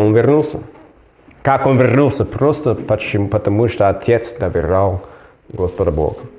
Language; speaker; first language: Russian; non-native, learner; English